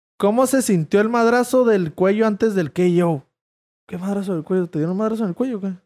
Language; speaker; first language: Spanish; native; Spanish